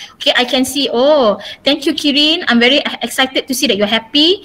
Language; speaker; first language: English; non-native, local second language; Malay